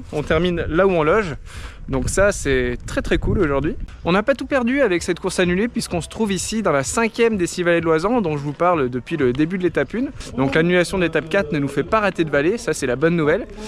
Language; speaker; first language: French; native; French